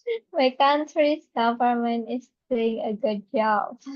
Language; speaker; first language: English; non-native, fluent; Indonesian